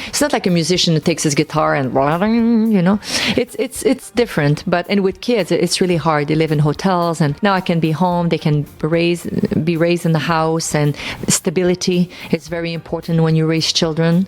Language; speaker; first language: English; non-native, local second language; French